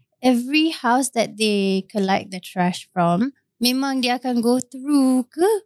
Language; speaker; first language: English; non-native, local second language; Malay